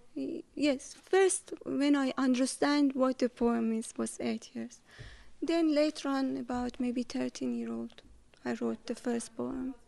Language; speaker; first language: English; non-native, fluent; Persian